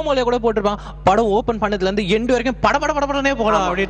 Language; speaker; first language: Tamil; native; Tamil